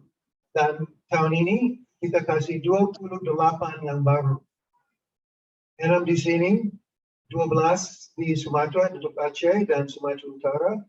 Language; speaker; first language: Indonesian; non-native, fluent; English